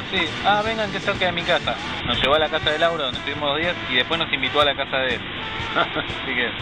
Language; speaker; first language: Spanish; native; Spanish